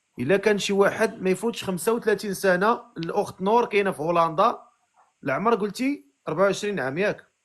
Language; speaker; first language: Arabic; native; Arabic